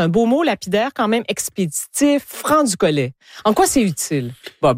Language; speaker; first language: French; native; French